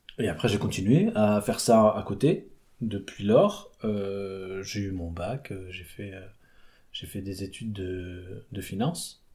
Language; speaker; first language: French; native; French